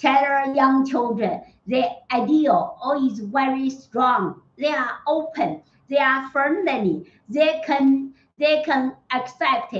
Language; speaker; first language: English; non-native, learner; Chinese